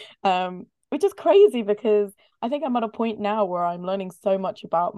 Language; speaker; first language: English; native; English